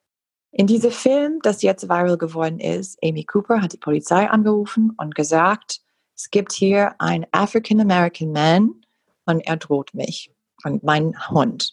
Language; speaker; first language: German; non-native, fluent; English